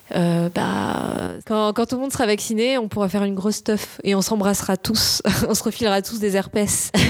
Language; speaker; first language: French; native; French